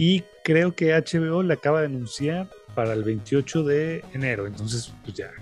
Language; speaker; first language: Spanish; native; Spanish